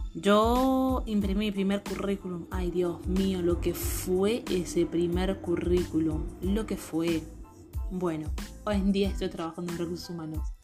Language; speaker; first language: Spanish; non-native, fluent; Haitian Creole